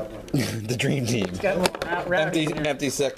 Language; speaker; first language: English; native; English